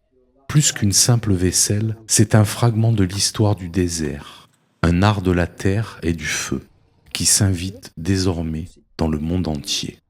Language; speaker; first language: French; native; French